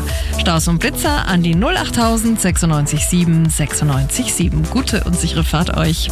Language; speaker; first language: German; native; German